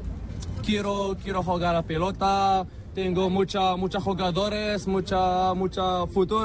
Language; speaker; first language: Spanish; non-native, learner; Arabic